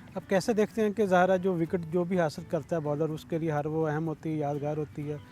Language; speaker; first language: Urdu; native; Urdu